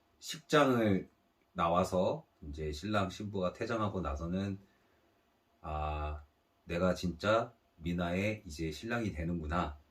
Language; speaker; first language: Korean; native; Korean